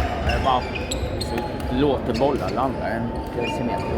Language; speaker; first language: Swedish; native; Swedish